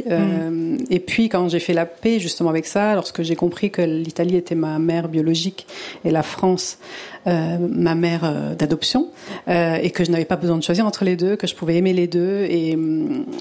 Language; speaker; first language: French; early bilingual, other home language; Italian